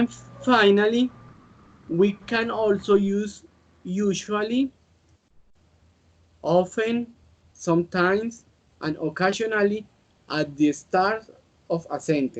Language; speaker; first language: English; non-native, learner; Spanish